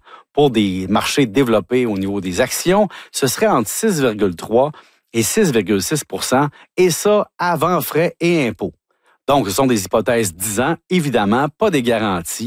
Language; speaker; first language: French; native; French